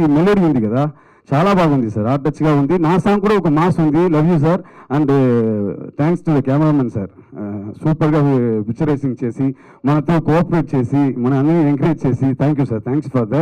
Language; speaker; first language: Telugu; non-native, fluent; Tamil